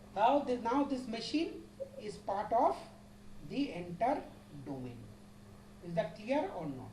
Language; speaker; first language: English; non-native, local second language; Bangla